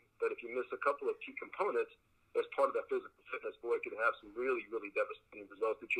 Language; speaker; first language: English; early bilingual, other home language; Spanish